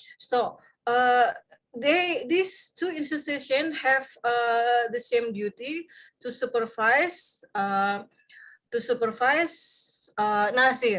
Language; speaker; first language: English; non-native, fluent; Indonesian